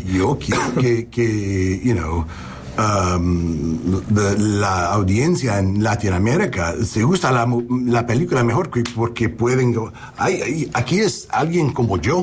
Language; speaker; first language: Spanish; non-native, learner; English